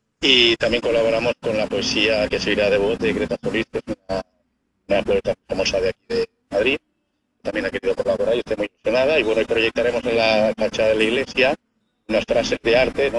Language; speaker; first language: Spanish; native; Spanish